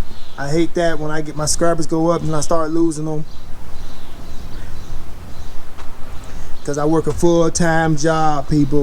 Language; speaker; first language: English; native; English